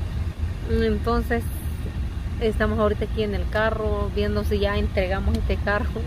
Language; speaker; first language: Spanish; native; Spanish